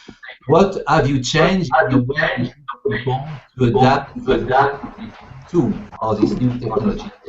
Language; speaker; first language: English; non-native, fluent; French